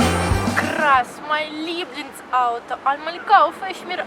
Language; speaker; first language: German; non-native, fluent; Russian